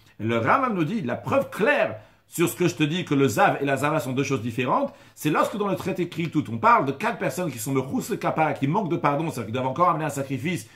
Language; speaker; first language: French; native; French